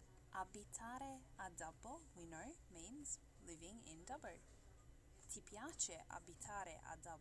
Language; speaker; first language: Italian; non-native, fluent; English